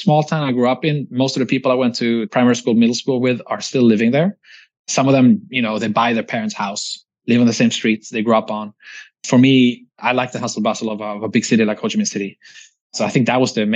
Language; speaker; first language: English; non-native, fluent; Swedish